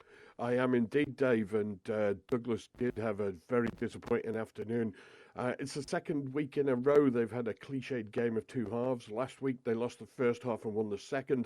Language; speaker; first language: English; native; English